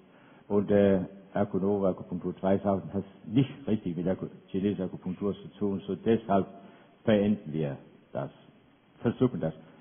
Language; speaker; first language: German; non-native, fluent; Danish